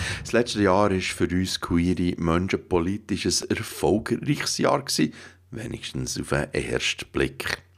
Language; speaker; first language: German; native; German